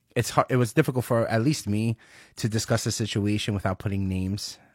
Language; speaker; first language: English; early bilingual, other home language; Spanish